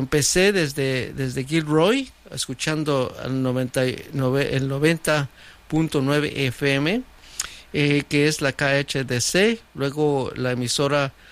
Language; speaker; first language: Spanish; native; Spanish